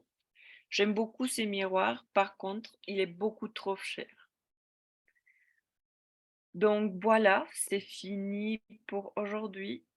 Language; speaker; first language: French; non-native, fluent; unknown